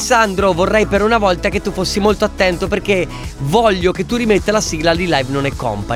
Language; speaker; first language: Italian; native; Italian